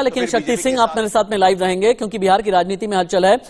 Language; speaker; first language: Hindi; native; Hindi